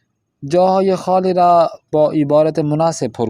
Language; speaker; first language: Persian; non-native, fluent; Urdu